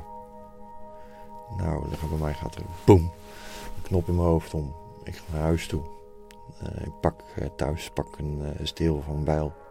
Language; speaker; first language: Dutch; native; Dutch